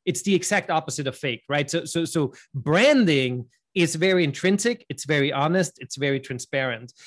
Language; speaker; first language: English; non-native, fluent; German